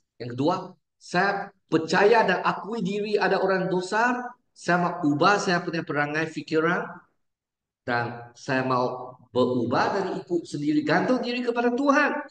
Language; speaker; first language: Malay; non-native, local second language; Chinese